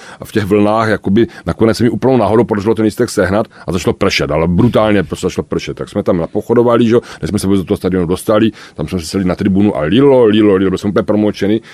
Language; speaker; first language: Czech; native; Czech